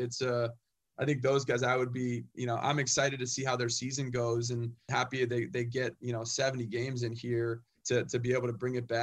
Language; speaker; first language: English; native; English